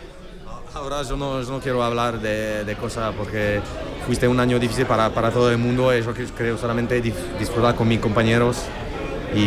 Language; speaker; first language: Spanish; non-native, fluent; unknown